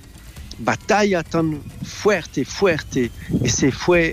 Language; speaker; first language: Spanish; non-native, learner; French